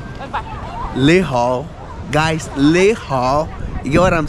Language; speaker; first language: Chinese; non-native, learner; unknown